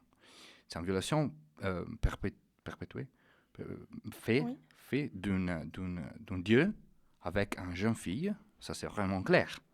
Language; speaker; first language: French; non-native, fluent; Italian